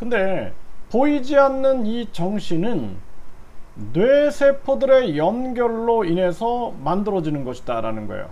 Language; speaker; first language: Korean; native; Korean